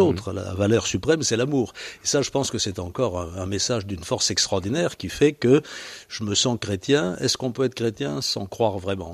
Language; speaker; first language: French; native; French